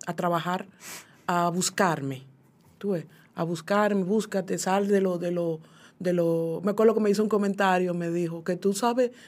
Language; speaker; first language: Spanish; native; Spanish